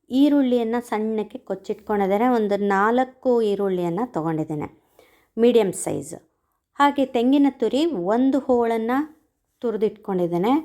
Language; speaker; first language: Kannada; non-native, local second language; Konkani